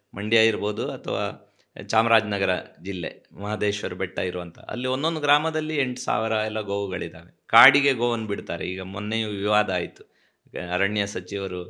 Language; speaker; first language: Kannada; non-native, local second language; Tulu